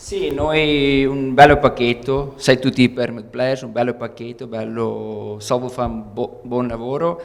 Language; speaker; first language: Italian; non-native, learner; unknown